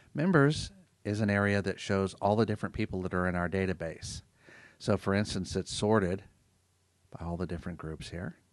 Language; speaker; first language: English; native; English